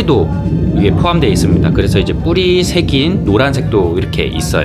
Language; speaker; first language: Korean; native; Korean